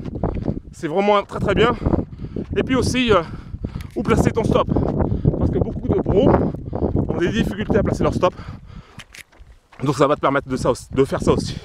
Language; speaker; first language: French; native; French